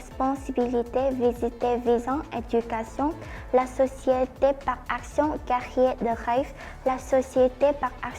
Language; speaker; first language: French; non-native, fluent; Vietnamese